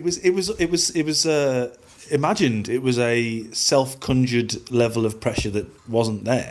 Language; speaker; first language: English; native; English